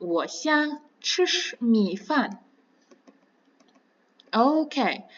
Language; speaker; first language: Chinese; non-native, fluent; Kazakh